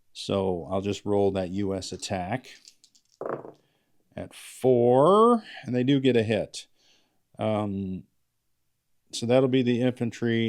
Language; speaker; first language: English; native; English